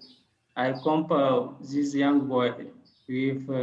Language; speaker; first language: English; non-native, learner; French